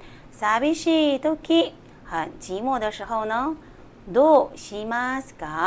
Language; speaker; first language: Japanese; non-native, fluent; Chinese